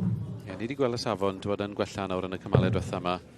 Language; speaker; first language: Welsh; native; Welsh